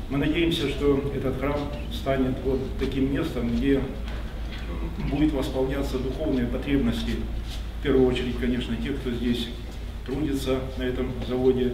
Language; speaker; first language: Russian; native; Russian